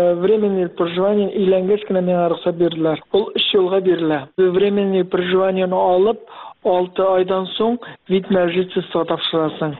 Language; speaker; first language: Tatar; early bilingual, heritage; Tatar